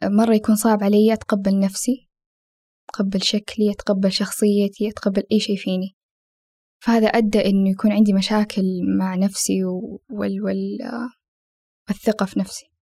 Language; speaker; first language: Arabic; native; Arabic